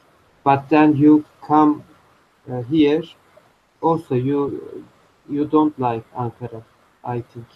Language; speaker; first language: English; non-native, learner; Turkish